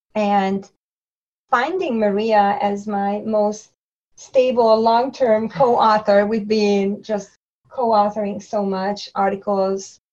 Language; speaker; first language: English; non-native, fluent; Hungarian